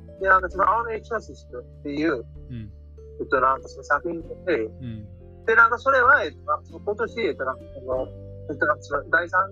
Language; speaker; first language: Japanese; non-native, fluent; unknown